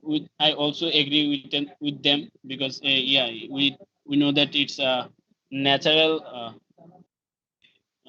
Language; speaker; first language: English; non-native, learner; Bangla